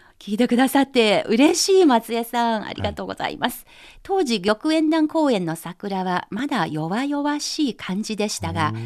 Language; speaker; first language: Japanese; non-native, fluent; Chinese